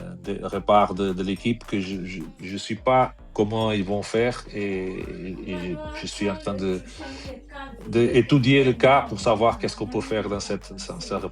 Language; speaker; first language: French; non-native, fluent; Portuguese